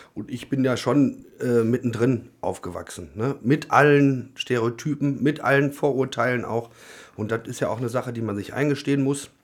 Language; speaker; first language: German; native; German